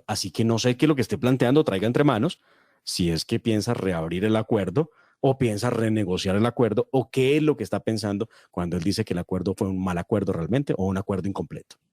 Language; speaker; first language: Spanish; native; Spanish